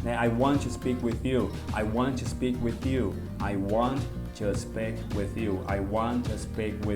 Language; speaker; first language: English; non-native, learner; Portuguese